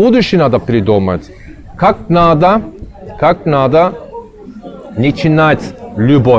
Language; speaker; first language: Russian; non-native, learner; Turkish